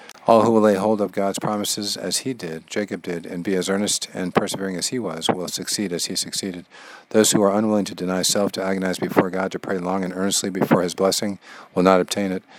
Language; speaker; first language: English; native; English